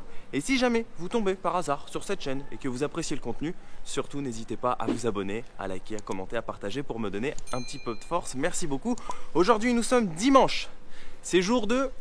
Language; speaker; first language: French; native; French